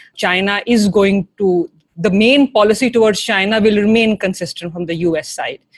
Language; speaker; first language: English; non-native, local second language; Hindi